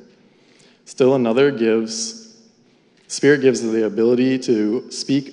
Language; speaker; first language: English; native; English